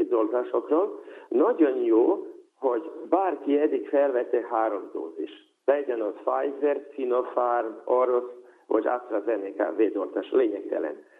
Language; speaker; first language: Hungarian; non-native, local second language; Serbian